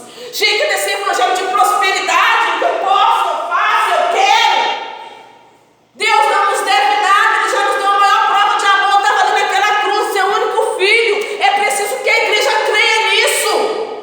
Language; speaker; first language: Portuguese; native; Portuguese